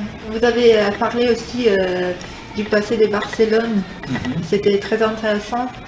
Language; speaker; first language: French; non-native, fluent; Italian